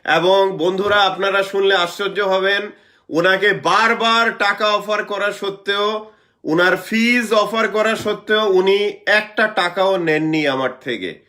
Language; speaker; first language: Bangla; native; Bangla